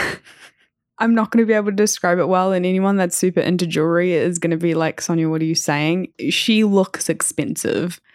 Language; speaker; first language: English; native; English